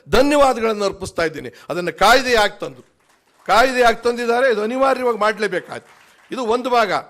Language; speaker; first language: Kannada; native; Kannada